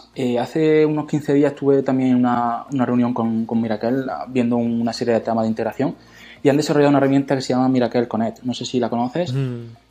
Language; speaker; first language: Spanish; native; Spanish